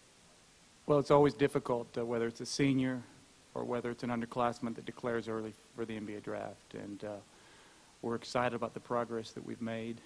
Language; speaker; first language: English; native; English